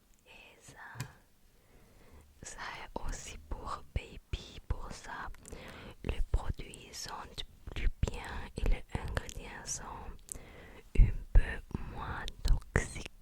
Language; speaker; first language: French; non-native, learner; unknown